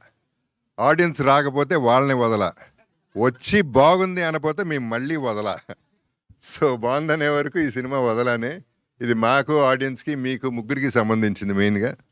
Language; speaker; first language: Telugu; native; Telugu